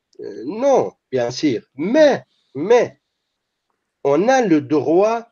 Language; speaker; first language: French; non-native, fluent; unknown